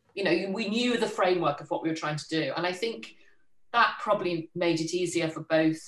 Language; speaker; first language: English; native; English